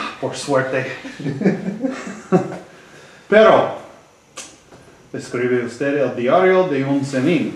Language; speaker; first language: Spanish; non-native, learner; English